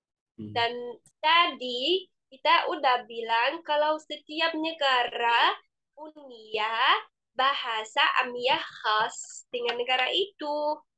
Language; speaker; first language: Indonesian; non-native, fluent; Arabic